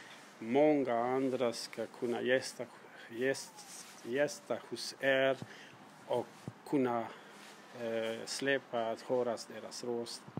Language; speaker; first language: Swedish; non-native, learner; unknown